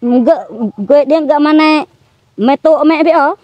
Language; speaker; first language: Vietnamese; non-native, local second language; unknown